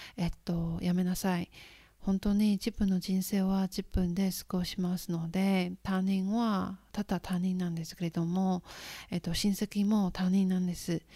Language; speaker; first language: Japanese; non-native, learner; Chinese